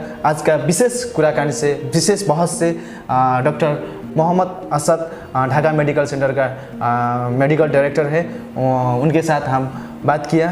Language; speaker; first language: Hindi; non-native, learner; Nepali